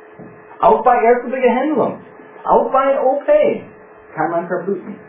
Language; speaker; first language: German; non-native, fluent; English